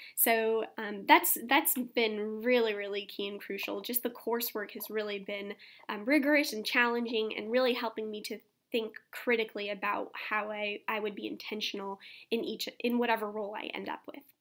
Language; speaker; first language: English; native; English